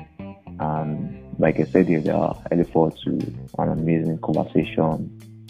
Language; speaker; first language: English; non-native, local second language; Yoruba